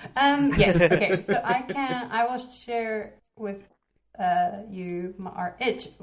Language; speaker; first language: English; native; English